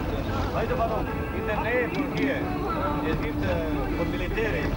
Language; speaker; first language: German; non-native, learner; Serbian